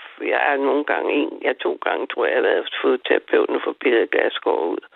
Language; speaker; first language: Danish; native; Danish